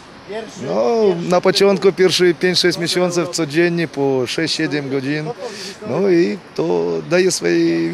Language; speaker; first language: Polish; non-native, fluent; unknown